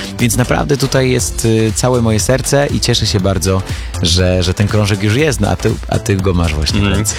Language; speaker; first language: Polish; early bilingual, other home language; Armenian